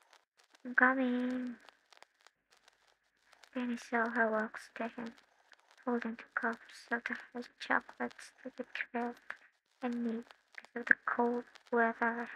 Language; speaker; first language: English; non-native, learner; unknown